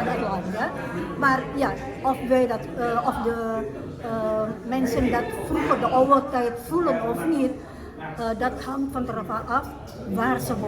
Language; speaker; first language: Dutch; early bilingual, heritage; Indonesian